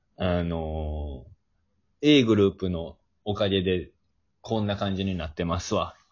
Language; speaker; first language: Japanese; native; Japanese